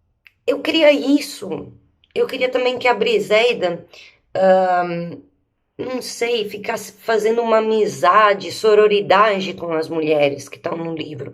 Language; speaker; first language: Portuguese; native; Portuguese